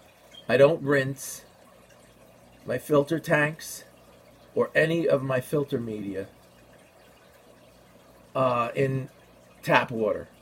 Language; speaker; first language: English; native; English